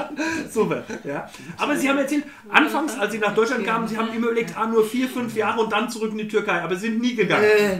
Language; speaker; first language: German; native; German